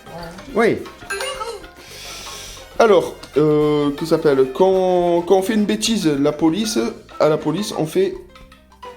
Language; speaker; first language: French; native; French